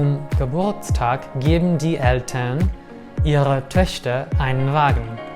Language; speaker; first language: German; non-native, fluent; English